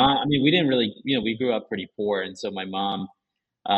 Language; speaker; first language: English; early bilingual, other home language; Japanese